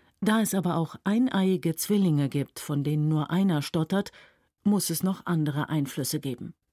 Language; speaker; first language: German; native; German